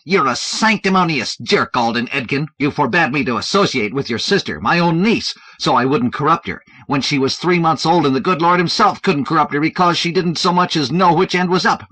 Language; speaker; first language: English; native; English